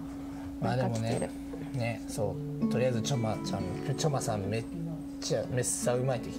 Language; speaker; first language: Japanese; native; Japanese